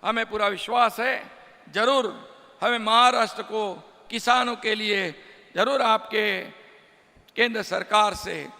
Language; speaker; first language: Hindi; non-native, local second language; Marathi